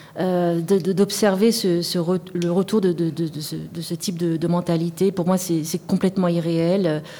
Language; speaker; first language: French; native; French